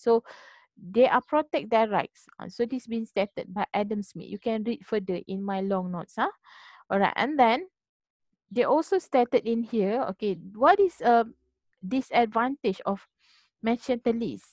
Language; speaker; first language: English; non-native, local second language; Malay